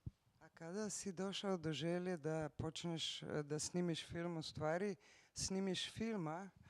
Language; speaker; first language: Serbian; non-native, fluent; Slovenian